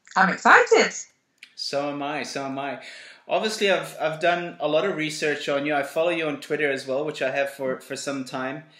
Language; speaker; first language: English; native; English